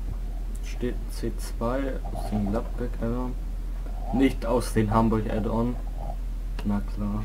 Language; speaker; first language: German; native; German